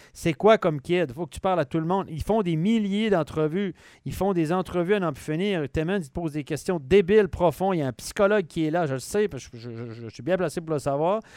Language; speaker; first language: French; native; French